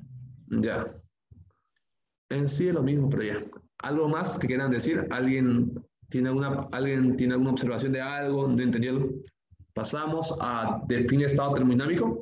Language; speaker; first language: Spanish; native; Spanish